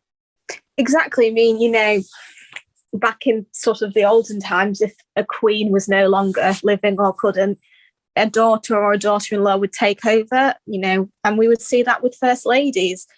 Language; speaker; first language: English; native; English